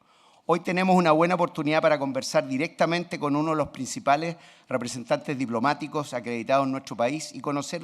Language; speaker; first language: Spanish; native; Spanish